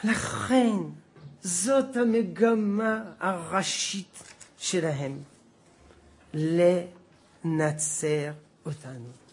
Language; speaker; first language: Hebrew; non-native, fluent; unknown